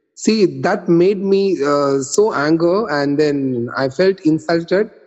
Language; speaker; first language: English; non-native, local second language; Tamil